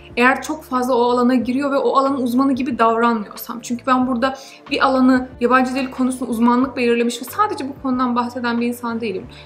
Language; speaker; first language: Turkish; early bilingual, heritage; Turkish